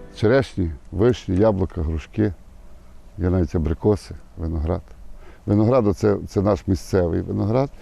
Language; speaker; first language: Ukrainian; native; Ukrainian